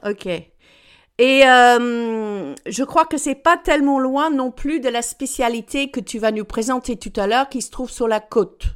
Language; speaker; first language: French; non-native, fluent; English